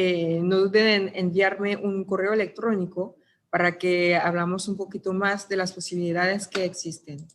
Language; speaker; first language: Spanish; non-native, fluent; French